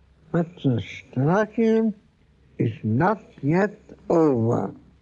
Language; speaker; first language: English; non-native, fluent; German